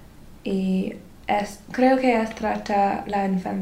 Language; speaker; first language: Spanish; non-native, learner; English